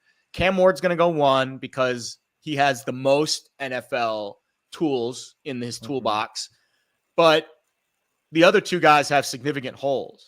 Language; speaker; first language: English; native; English